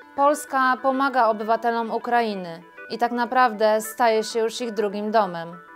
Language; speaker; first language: Polish; native; Polish